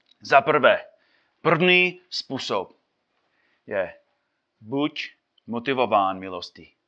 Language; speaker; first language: Czech; non-native, fluent; English